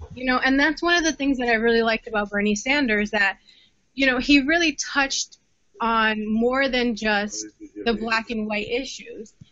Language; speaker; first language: English; native; English